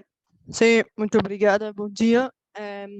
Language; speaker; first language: Portuguese; non-native, fluent; Bulgarian